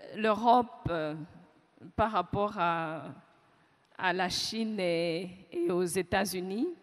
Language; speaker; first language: French; non-native, local second language; Kinyarwanda